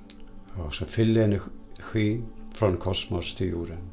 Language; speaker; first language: Swedish; non-native, fluent; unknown